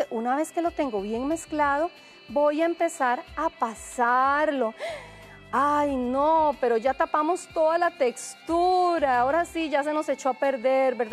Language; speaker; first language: Spanish; native; Spanish